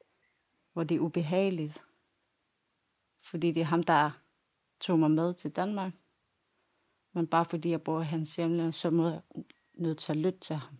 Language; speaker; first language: Danish; non-native, local second language; Kalaallisut